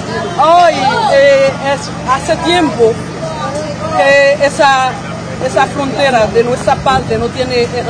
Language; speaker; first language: Spanish; non-native, fluent; Haitian Creole